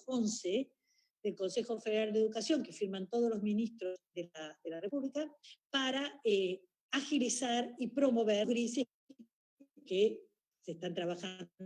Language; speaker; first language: Spanish; native; Spanish